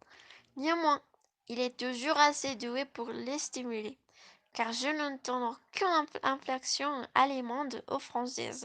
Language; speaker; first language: French; non-native, learner; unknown